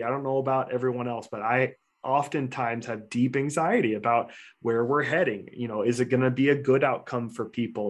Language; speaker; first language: English; native; English